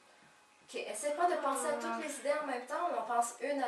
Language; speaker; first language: French; native; French